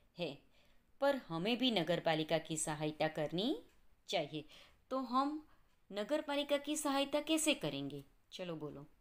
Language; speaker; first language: Hindi; non-native, local second language; Gujarati